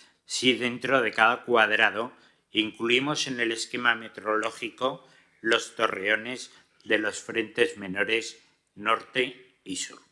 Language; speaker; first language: Spanish; native; Spanish